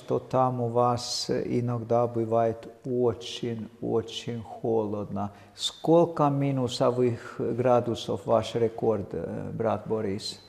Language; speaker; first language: Russian; non-native, fluent; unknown